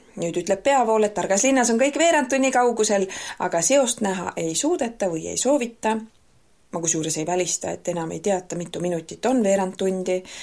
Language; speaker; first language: Estonian; native; Estonian